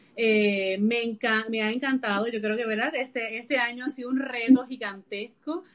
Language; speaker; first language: Spanish; native; Spanish